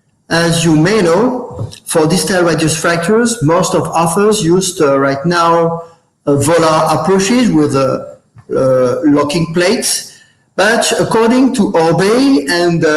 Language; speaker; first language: English; non-native, fluent; French